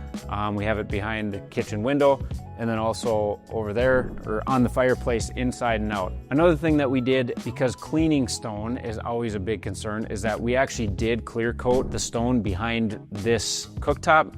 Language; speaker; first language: English; native; English